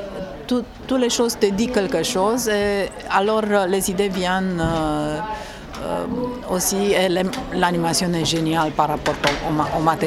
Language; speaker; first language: French; non-native, fluent; Romanian